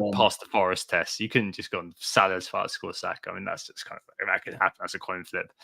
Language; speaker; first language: English; native; English